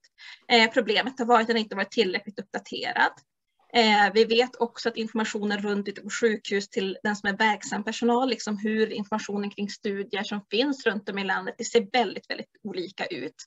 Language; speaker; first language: Swedish; native; Swedish